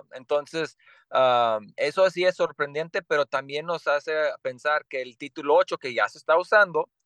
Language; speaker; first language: Spanish; early bilingual, heritage; Spanish